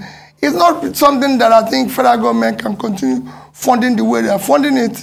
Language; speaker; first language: English; non-native, local second language; Igbo